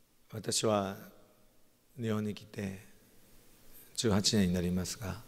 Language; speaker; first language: Japanese; non-native, fluent; Korean